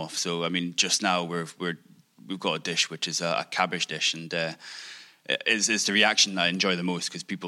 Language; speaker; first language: English; native; English